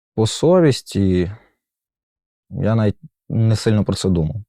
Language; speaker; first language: Ukrainian; native; Ukrainian